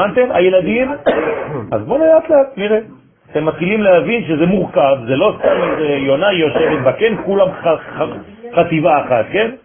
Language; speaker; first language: Hebrew; non-native, fluent; French